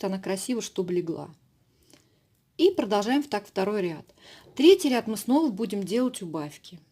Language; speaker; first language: Russian; native; Russian